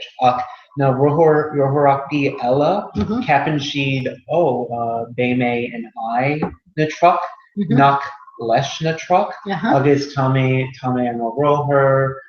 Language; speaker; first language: Irish; non-native, learner; English